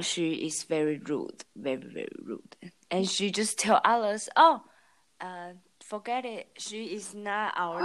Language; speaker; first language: English; non-native, learner; Chinese